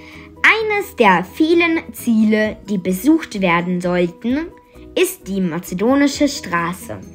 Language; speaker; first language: German; non-native, fluent; Macedonian